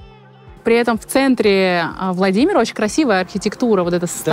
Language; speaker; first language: Russian; native; Russian